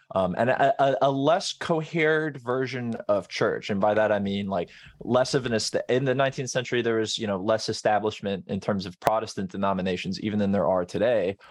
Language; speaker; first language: English; native; English